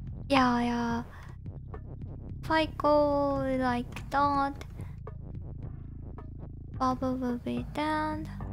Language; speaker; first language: English; non-native, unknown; Japanese